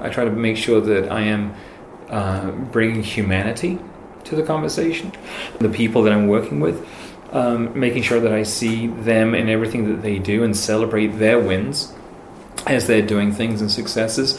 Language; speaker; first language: English; native; English